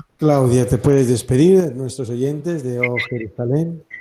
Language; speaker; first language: Spanish; native; Spanish